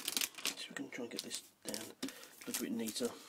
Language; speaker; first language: English; native; English